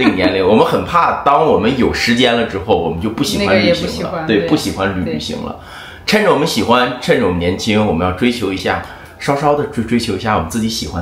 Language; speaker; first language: Chinese; native; Chinese